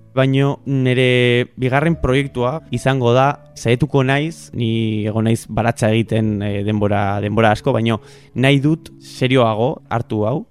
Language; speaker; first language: Basque; native; Basque